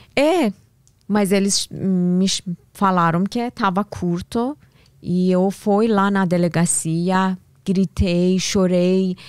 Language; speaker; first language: Portuguese; non-native, learner; Persian